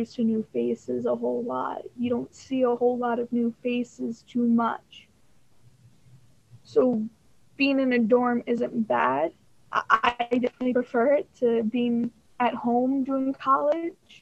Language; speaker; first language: English; native; English